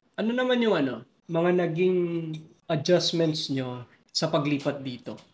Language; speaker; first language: Filipino; non-native, local second language; Pampanga